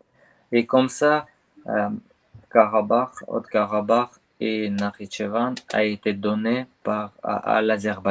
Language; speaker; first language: French; non-native, learner; Armenian